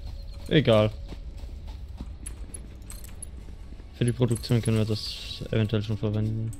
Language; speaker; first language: German; native; German